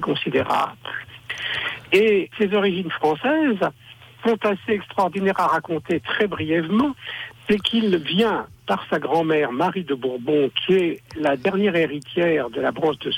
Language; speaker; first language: French; native; French